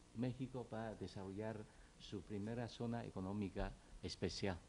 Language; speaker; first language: Spanish; non-native, fluent; Chinese